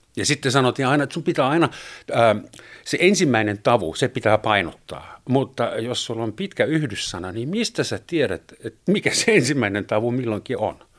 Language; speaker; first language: Finnish; non-native, fluent; German